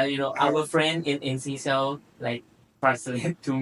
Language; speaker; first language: English; non-native, learner; Thai